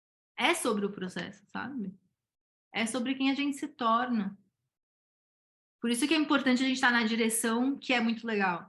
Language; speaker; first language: Portuguese; native; Portuguese